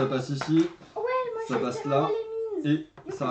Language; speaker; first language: French; native; French